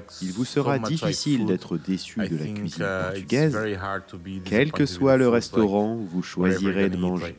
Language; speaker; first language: French; non-native, fluent; Portuguese